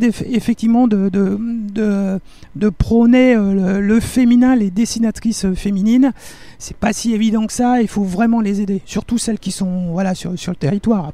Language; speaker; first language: French; native; French